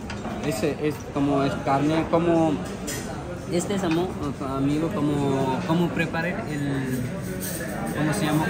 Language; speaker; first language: Spanish; non-native, learner; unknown